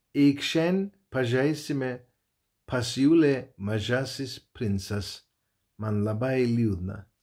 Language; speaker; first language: Lithuanian; non-native, learner; Turkish